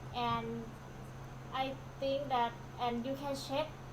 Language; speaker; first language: English; non-native, learner; Thai